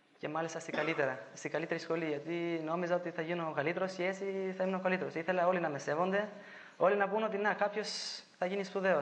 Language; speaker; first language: Greek; non-native, fluent; Albanian